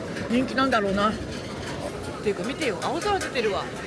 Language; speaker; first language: Japanese; native; Japanese